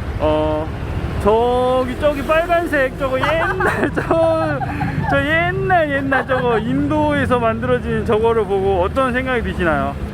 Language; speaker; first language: Korean; native; Korean